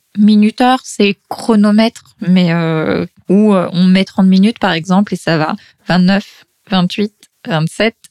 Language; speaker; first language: French; native; French